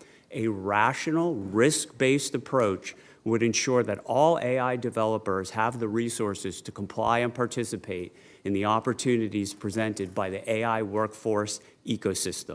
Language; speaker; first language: English; native; English